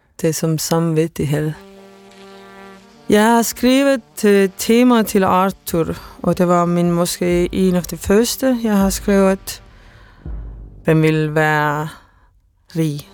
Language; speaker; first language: Danish; non-native, fluent; Estonian